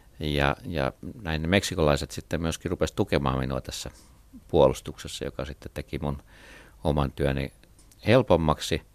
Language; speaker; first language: Finnish; native; Finnish